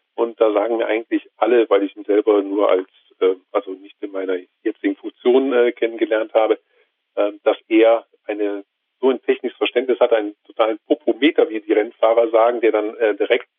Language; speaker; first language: German; native; German